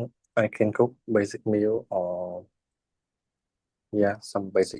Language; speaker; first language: English; non-native, learner; Vietnamese